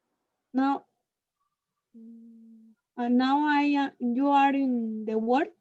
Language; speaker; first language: English; non-native, learner; Spanish